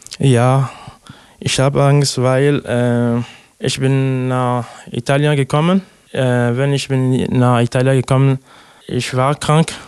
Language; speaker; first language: German; non-native, learner; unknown